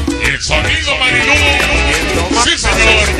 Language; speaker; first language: Spanish; native; Spanish